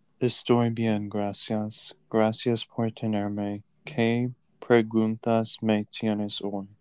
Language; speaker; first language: Spanish; non-native, learner; English